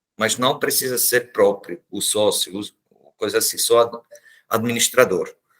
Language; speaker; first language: Portuguese; non-native, fluent; German